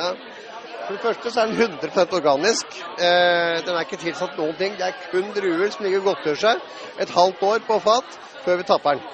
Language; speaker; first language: Norwegian; native; Norwegian